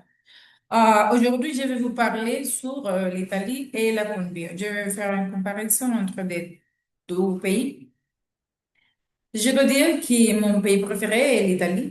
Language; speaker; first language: French; non-native, learner; Spanish